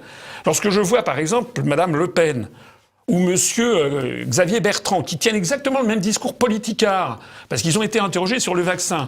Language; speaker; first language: French; native; French